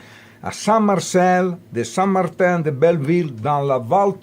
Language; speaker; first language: French; non-native, fluent; Italian